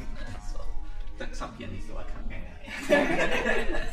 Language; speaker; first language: Japanese; non-native, learner; Italian